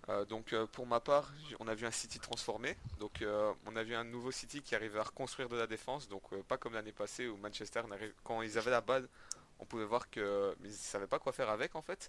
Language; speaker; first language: French; native; French